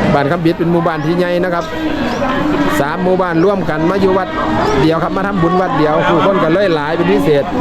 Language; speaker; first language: Thai; native; Thai